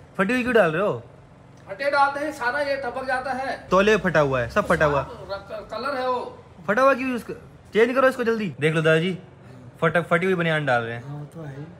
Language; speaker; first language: Hindi; native; Hindi